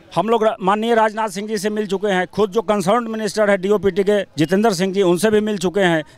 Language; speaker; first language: Hindi; native; Hindi